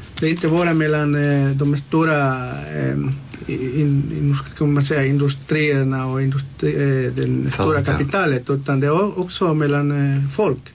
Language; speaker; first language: Swedish; non-native, local second language; Spanish